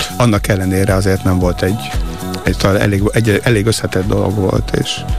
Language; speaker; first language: Hungarian; native; Hungarian